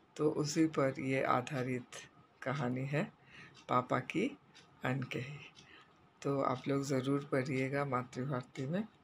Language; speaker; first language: Hindi; native; Hindi